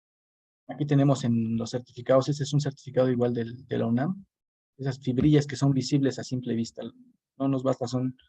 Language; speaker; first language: Spanish; native; Spanish